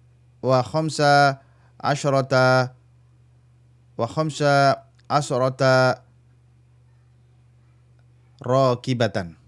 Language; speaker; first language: Arabic; non-native, fluent; Indonesian